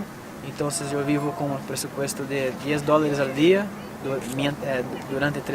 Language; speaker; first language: Spanish; non-native, fluent; Portuguese